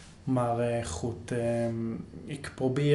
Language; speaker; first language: Dutch; non-native, fluent; Hebrew